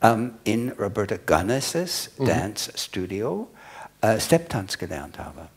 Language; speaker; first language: German; non-native, fluent; English